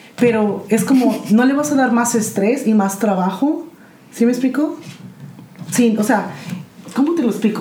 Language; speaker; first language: Spanish; early bilingual, heritage; Spanish